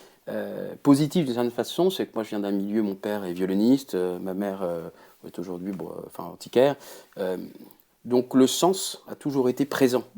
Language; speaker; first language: French; native; French